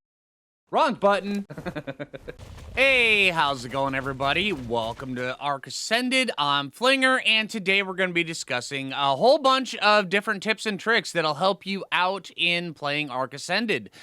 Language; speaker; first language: English; native; English